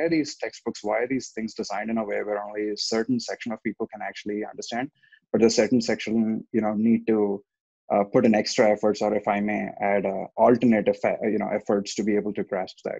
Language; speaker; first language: English; non-native, local second language; Telugu